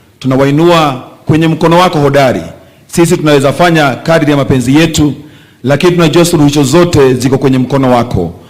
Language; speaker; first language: Swahili; non-native, local second language; Kikuyu